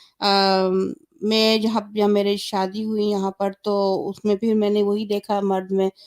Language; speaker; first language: Urdu; native; Urdu